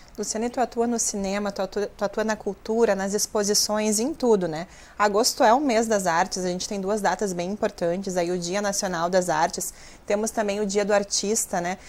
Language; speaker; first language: Portuguese; native; Portuguese